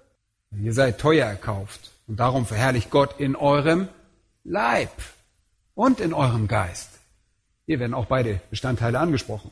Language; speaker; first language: German; native; German